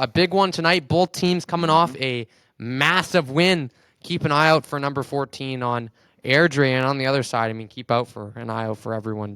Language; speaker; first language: English; native; English